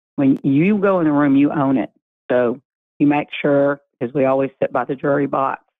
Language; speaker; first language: English; native; English